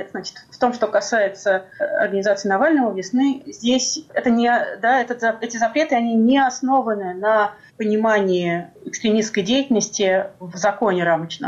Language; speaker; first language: Russian; native; Russian